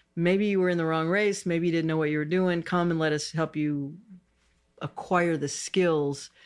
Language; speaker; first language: English; native; English